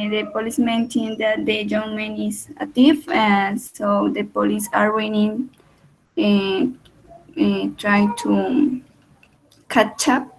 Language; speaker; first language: English; non-native, learner; Spanish